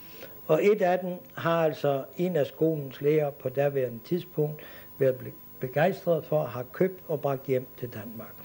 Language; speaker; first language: Danish; native; Danish